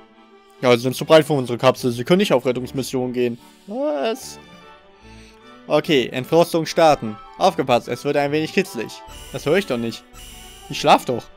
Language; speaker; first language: German; native; German